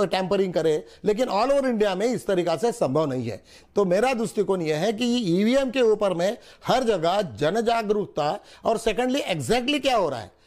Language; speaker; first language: Hindi; non-native, local second language; Marathi